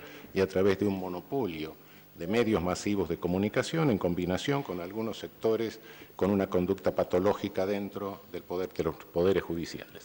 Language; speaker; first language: Spanish; native; Spanish